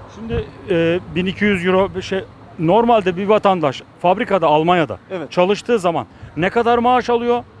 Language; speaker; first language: Turkish; native; Turkish